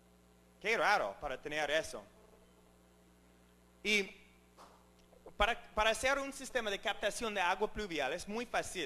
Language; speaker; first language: Spanish; non-native, learner; English